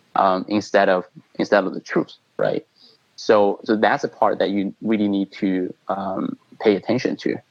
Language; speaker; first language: English; non-native, fluent; Chinese